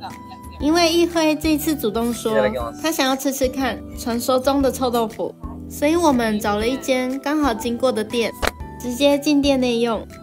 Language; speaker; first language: Chinese; native; Chinese